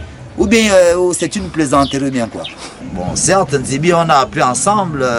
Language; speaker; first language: French; non-native, local second language; Fang